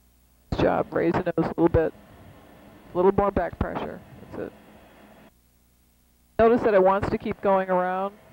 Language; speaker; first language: English; native; English